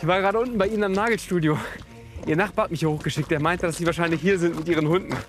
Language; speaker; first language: German; native; German